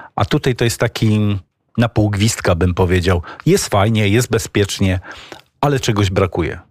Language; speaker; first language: Polish; native; Polish